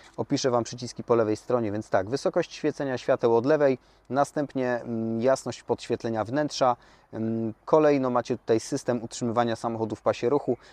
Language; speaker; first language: Polish; native; Polish